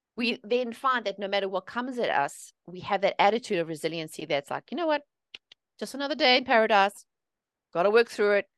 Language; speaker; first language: English; native; English